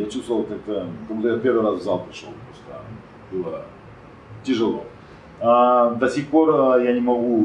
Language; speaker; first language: Russian; non-native, fluent; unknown